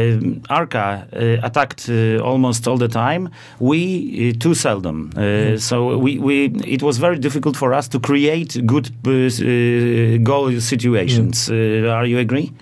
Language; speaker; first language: English; non-native, learner; Polish